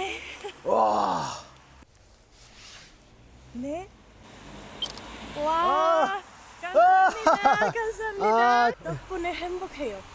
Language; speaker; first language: Korean; non-native, learner; Spanish